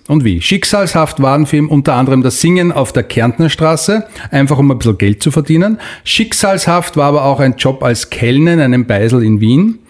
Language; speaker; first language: German; native; German